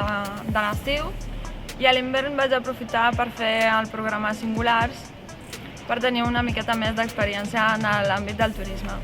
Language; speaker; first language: Catalan; non-native, local second language; Spanish